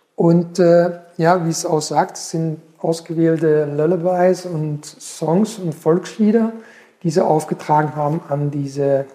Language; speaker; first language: German; non-native, fluent; Dutch